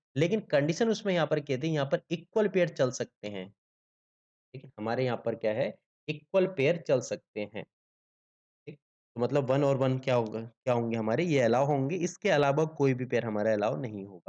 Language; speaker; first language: Hindi; native; Hindi